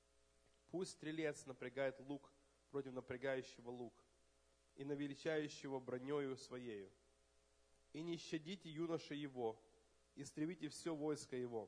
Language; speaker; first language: Russian; native; Russian